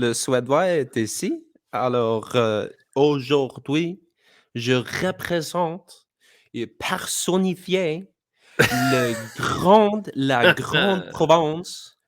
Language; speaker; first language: French; non-native, fluent; English